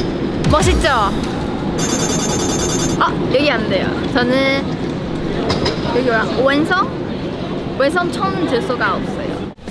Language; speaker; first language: Korean; non-native, fluent; Chinese